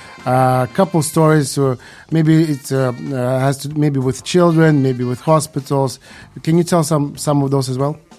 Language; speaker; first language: English; non-native, fluent; Ukrainian